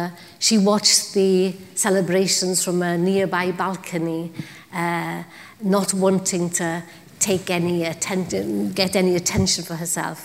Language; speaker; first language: English; non-native, local second language; Welsh